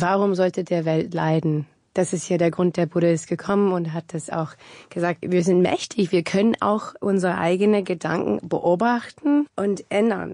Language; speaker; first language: German; non-native, fluent; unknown